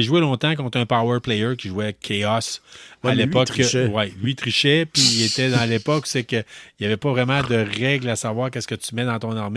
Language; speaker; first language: French; native; French